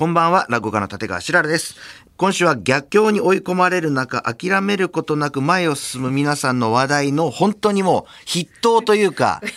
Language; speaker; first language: Japanese; native; Japanese